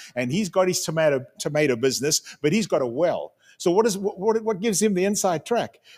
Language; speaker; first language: English; native; English